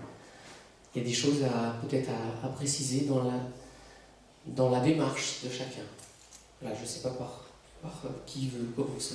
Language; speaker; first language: French; native; French